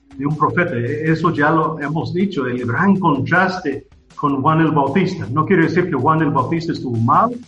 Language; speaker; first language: Spanish; non-native, fluent; English